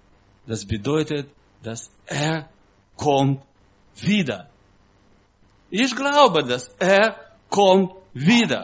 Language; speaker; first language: German; non-native, learner; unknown